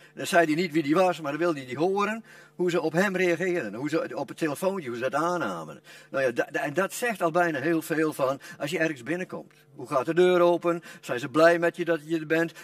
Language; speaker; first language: Dutch; non-native, local second language; Western Frisian